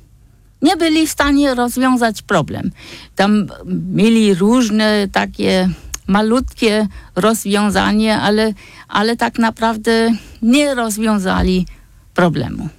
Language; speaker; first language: Polish; non-native, fluent; German